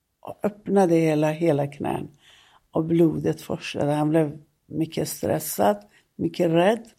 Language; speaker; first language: Swedish; non-native, fluent; Persian